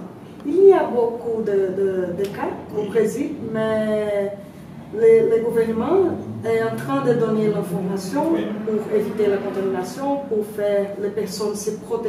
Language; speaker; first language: French; non-native, learner; Portuguese